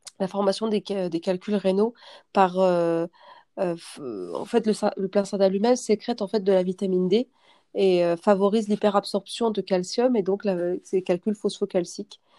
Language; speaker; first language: French; native; French